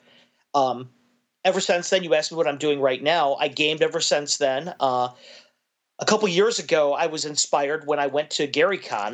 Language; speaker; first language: English; native; English